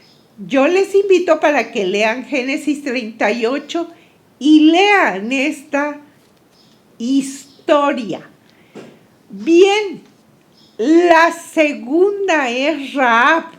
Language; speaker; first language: Spanish; native; Spanish